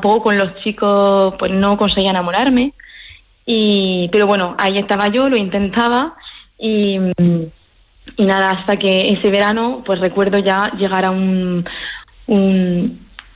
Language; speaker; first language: Spanish; early bilingual, heritage; French